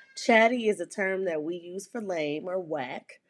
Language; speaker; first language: English; native; English